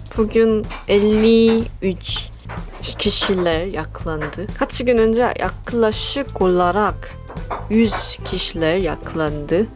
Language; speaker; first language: Turkish; non-native, learner; Korean